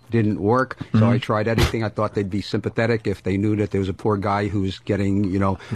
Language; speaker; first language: English; native; English